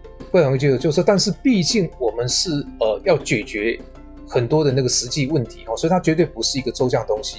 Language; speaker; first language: Chinese; native; Chinese